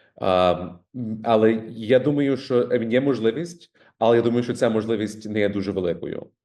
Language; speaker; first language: Ukrainian; early bilingual, heritage; Ukrainian